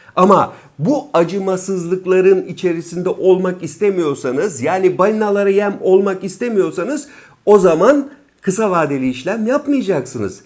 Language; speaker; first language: Turkish; native; Turkish